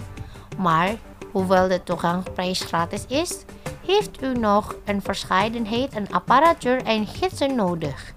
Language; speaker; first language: Dutch; non-native, fluent; Indonesian